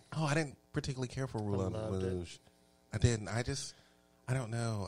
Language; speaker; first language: English; native; English